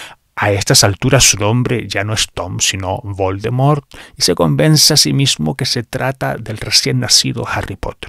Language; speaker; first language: Spanish; native; Spanish